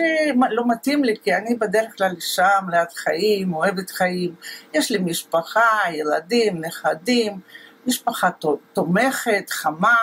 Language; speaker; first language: Hebrew; non-native, fluent; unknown